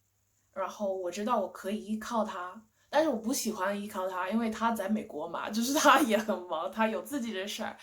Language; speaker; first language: Chinese; non-native, fluent; English